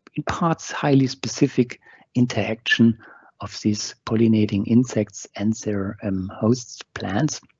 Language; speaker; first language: English; non-native, fluent; German